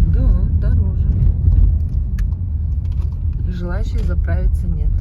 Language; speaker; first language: Russian; native; Russian